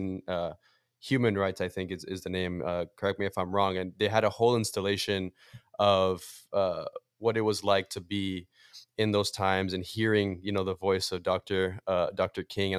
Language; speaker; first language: English; early bilingual, other home language; Portuguese